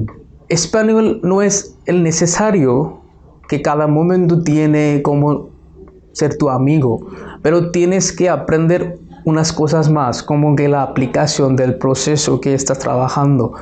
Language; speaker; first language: Spanish; non-native, fluent; Bangla